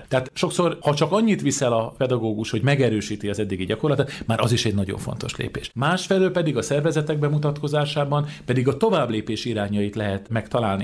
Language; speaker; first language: Hungarian; native; Hungarian